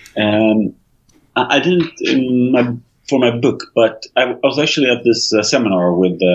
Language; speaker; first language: English; non-native, fluent; Swedish